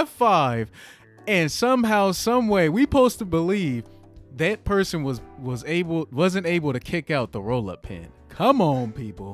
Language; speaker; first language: English; native; English